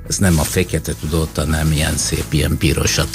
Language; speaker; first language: Hungarian; non-native, fluent; Italian